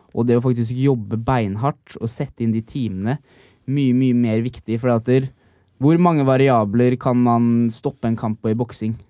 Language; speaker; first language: Norwegian; native; Norwegian